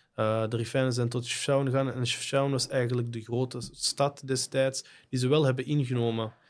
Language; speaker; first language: Dutch; native; Dutch